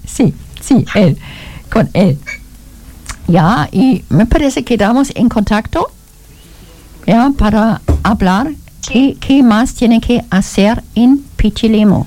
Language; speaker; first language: Spanish; non-native, learner; German